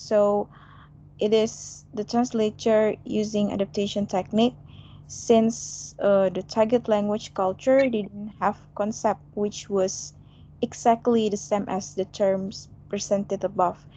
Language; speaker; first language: English; non-native, fluent; Indonesian